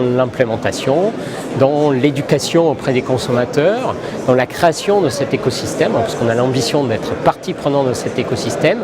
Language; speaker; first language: French; native; French